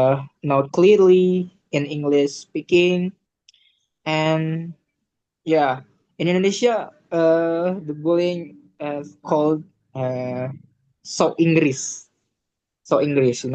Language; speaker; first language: English; non-native, learner; Indonesian